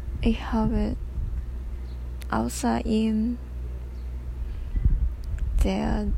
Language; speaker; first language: German; non-native, learner; Japanese